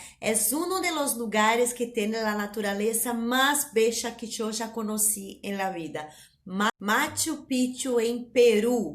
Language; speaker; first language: Spanish; non-native, fluent; Portuguese